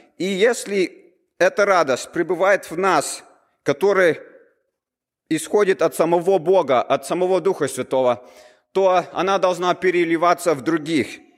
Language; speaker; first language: Russian; early bilingual, heritage; Russian